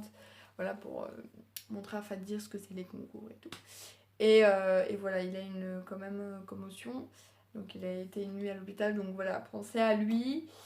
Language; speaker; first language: French; native; French